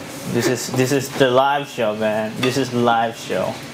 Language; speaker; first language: English; non-native, fluent; Japanese